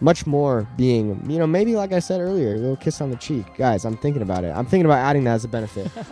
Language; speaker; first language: English; native; English